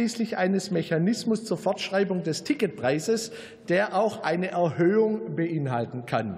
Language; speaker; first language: German; native; German